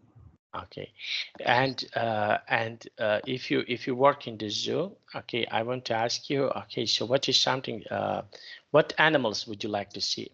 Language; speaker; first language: English; non-native, fluent; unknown